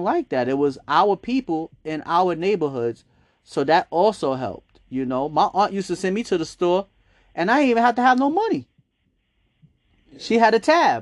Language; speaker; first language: English; native; English